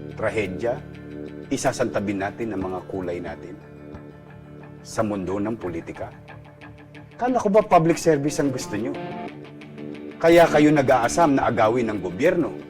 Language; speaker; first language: Filipino; native; Filipino